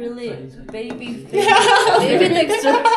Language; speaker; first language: English; non-native, learner; Korean